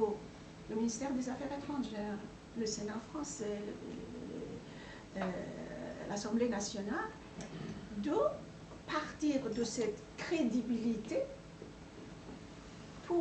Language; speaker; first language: French; non-native, fluent; Persian